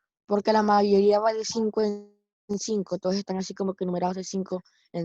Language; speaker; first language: Spanish; native; Spanish